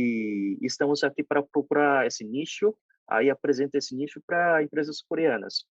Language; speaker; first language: Portuguese; non-native, fluent; Korean